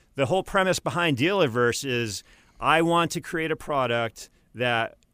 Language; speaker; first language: English; native; English